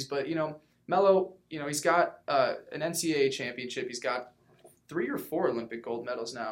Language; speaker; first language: English; native; English